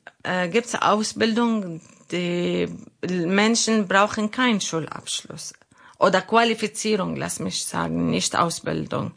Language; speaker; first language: German; non-native, learner; Arabic